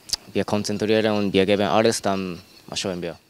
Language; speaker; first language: German; non-native, learner; Japanese